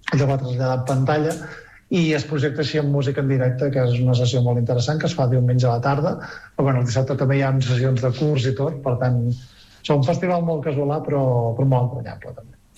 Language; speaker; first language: Catalan; native; Catalan